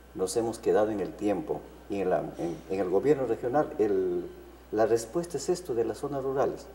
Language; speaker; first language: Spanish; native; Spanish